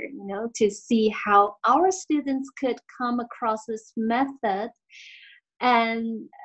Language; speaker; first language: English; non-native, fluent; Chinese